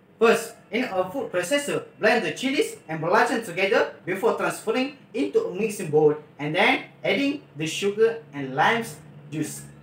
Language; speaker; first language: English; non-native, local second language; Malay